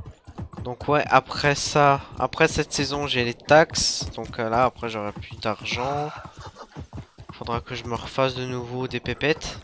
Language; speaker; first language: French; native; French